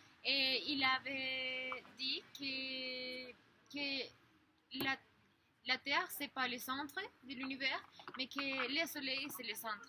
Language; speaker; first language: French; non-native, learner; Spanish